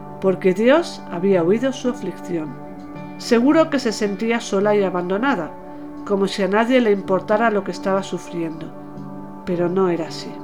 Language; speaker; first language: Spanish; native; Spanish